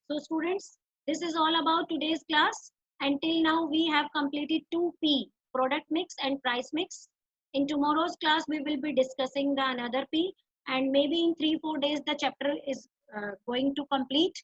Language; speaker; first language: English; non-native, local second language; Hindi